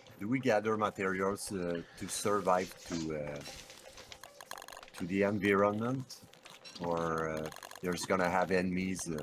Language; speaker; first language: English; non-native, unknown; French